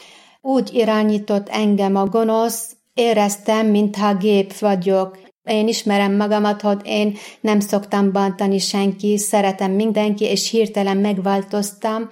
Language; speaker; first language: Hungarian; non-native, learner; Arabic